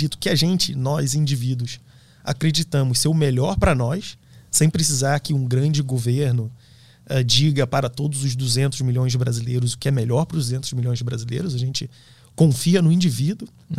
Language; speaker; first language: Portuguese; native; Portuguese